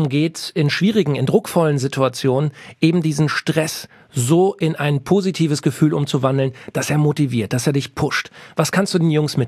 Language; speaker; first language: German; native; German